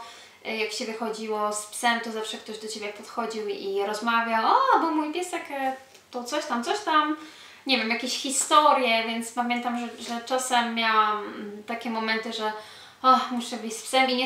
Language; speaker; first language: Polish; early bilingual, heritage; Polish